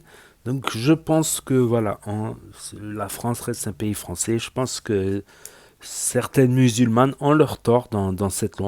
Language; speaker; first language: French; native; French